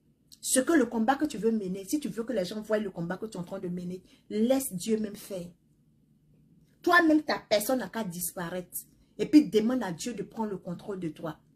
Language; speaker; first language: French; non-native, local second language; Baoulé